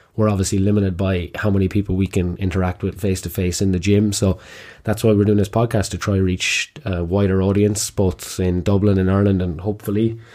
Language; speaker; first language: English; native; English